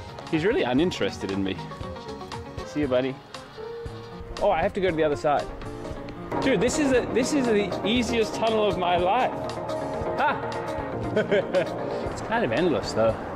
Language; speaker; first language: English; native; English